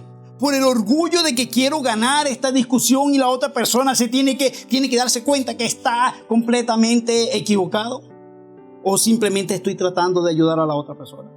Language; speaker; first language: Spanish; native; Spanish